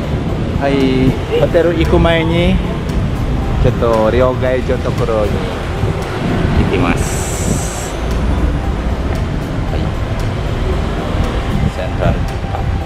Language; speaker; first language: Japanese; non-native, fluent; Indonesian